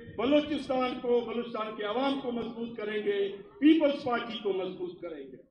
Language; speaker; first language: Urdu; non-native, local second language; Baluchi